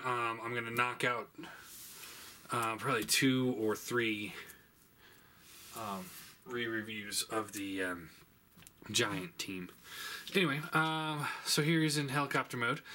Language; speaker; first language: English; native; English